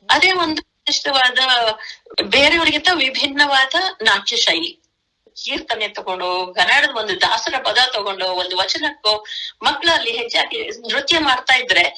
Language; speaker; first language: Kannada; native; Kannada